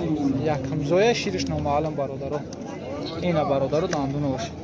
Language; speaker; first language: Tajik; native; Tajik